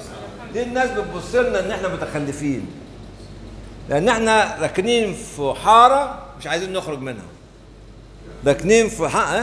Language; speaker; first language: Arabic; native; Arabic